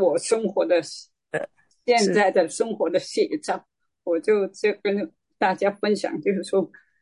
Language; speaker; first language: Chinese; native; Chinese